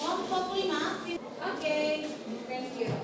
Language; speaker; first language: English; non-native, fluent; Indonesian